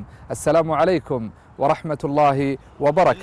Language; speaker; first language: Arabic; native; Arabic